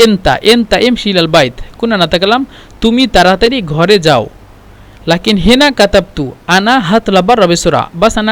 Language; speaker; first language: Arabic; non-native, fluent; Bangla